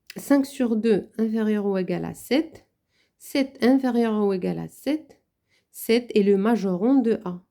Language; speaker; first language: French; non-native, local second language; Arabic